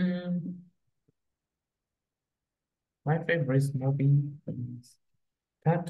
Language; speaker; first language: English; non-native, learner; Vietnamese